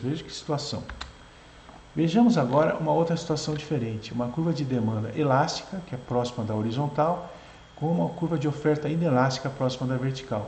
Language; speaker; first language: Portuguese; native; Portuguese